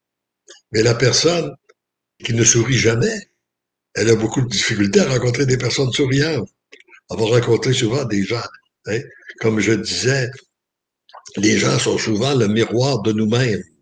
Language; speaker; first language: French; native; French